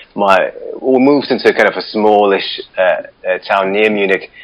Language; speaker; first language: English; non-native, fluent; Russian